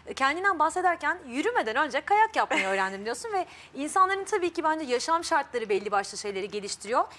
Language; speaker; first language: Turkish; native; Turkish